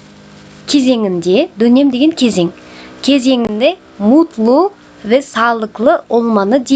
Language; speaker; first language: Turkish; non-native, fluent; Kazakh